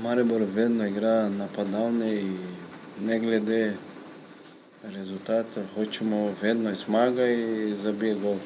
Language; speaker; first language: Slovenian; non-native, learner; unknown